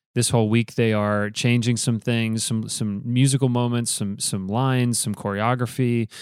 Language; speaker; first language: English; native; English